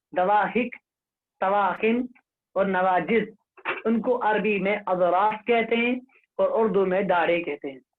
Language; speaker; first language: Urdu; non-native, local second language; Kashmiri